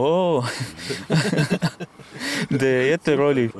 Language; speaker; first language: Swedish; non-native, learner; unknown